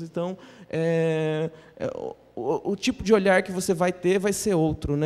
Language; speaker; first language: Portuguese; native; Portuguese